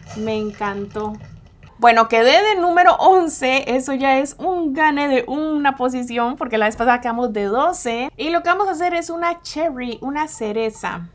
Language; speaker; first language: Spanish; early bilingual, heritage; Spanish